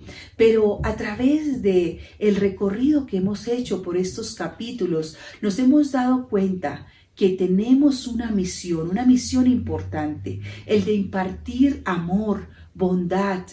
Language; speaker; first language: Spanish; native; Spanish